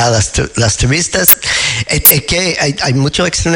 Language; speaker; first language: Spanish; non-native, learner; English